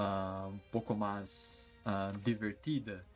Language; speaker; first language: Spanish; non-native, learner; Portuguese